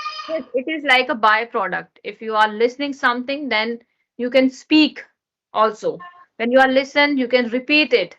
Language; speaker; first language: English; non-native, learner; Hindi